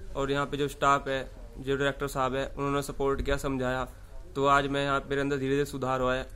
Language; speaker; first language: Hindi; native; Hindi